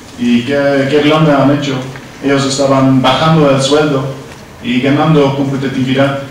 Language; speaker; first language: Spanish; non-native, learner; Dutch